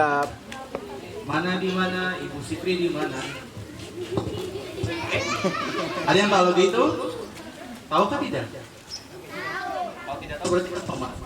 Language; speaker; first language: Malay; native; Malay